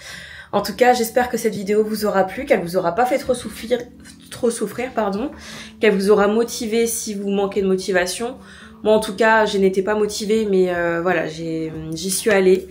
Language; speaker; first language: French; native; French